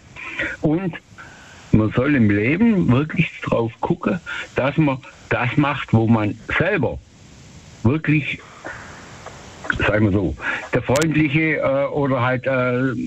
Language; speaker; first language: German; native; German